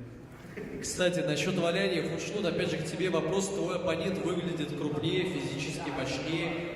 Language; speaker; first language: Russian; native; Russian